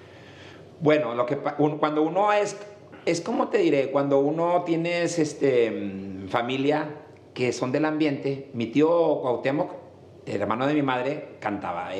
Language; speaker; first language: Spanish; native; Spanish